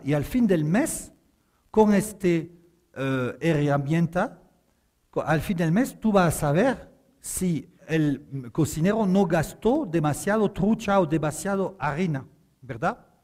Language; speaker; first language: Spanish; non-native, fluent; French